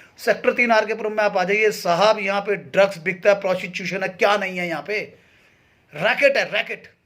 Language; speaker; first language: Hindi; native; Hindi